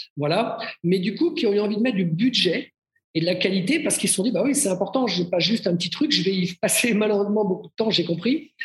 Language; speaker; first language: French; native; French